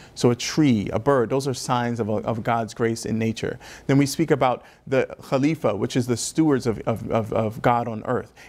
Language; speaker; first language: English; native; English